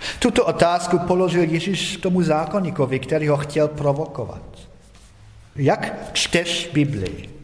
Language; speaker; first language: Czech; non-native, fluent; German